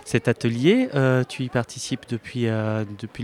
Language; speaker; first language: French; native; French